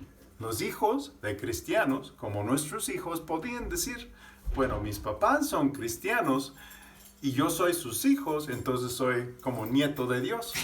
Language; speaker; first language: Spanish; non-native, fluent; English